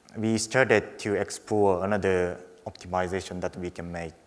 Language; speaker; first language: English; non-native, fluent; Japanese